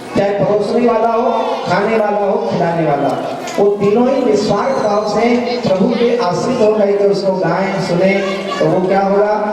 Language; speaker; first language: Hindi; non-native, local second language; Chhattisgarhi